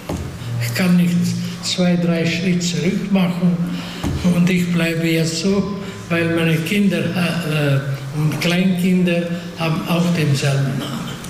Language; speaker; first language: German; non-native, fluent; Hungarian